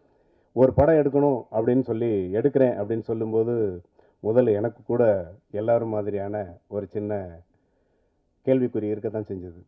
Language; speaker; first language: Tamil; native; Tamil